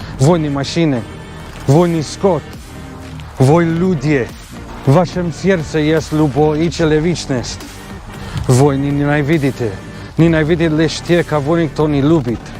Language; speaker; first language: Russian; non-native, learner; English